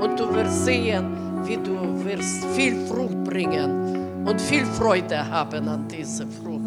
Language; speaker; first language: German; non-native, fluent; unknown